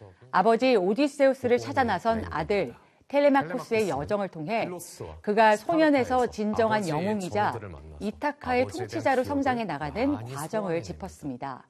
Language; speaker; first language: Korean; native; Korean